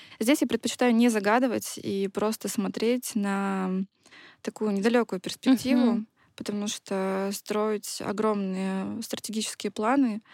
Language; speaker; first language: Russian; native; Russian